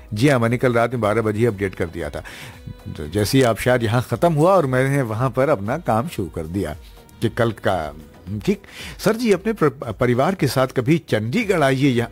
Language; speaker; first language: Hindi; native; Hindi